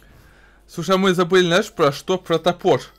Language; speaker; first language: Russian; native; Russian